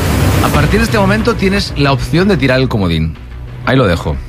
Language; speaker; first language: Spanish; native; Spanish